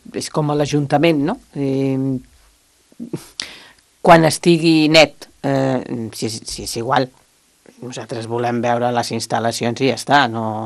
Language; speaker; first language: Catalan; native; Catalan